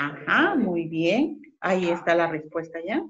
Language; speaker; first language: Spanish; native; Spanish